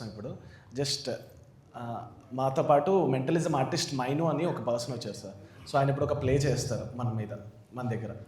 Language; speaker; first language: Telugu; native; Telugu